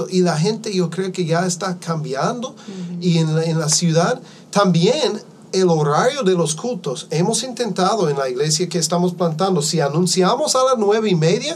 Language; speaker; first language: Spanish; non-native, fluent; English